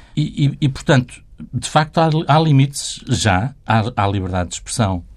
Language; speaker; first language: Portuguese; native; Portuguese